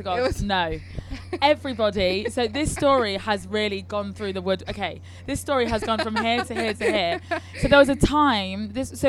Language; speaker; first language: English; native; English